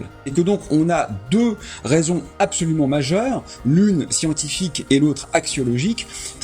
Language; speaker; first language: French; native; French